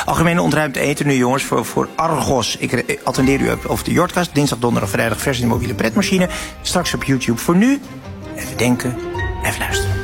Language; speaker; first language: Dutch; native; Dutch